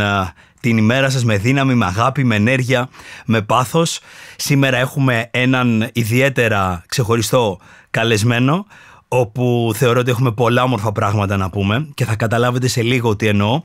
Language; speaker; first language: Greek; native; Greek